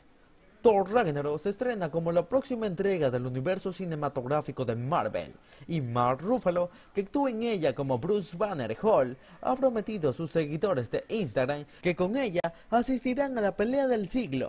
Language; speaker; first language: Spanish; native; Spanish